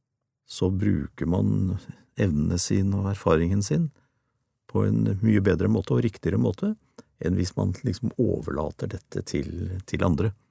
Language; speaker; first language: Norwegian; native; Norwegian